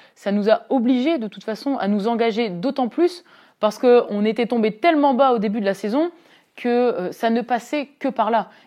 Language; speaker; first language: French; native; French